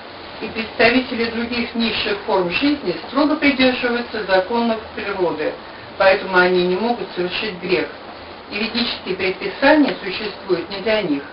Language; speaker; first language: Russian; native; Russian